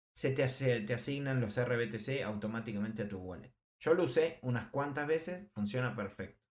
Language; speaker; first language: Spanish; native; Spanish